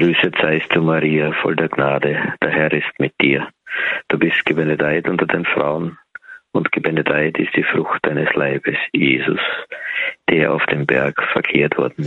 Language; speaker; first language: German; native; German